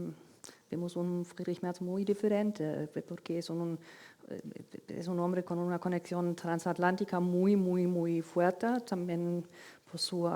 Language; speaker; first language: Spanish; non-native, fluent; German